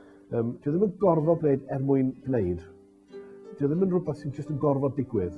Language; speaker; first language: Welsh; native; Welsh